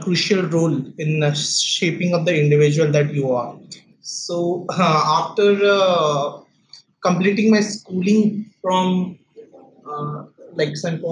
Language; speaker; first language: English; non-native, local second language; Odia